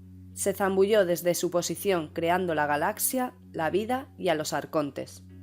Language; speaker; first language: Spanish; native; Spanish